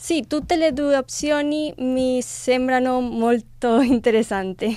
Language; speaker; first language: Italian; non-native, learner; Spanish